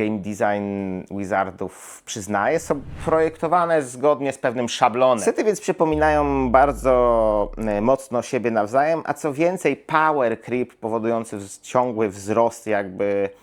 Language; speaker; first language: Polish; native; Polish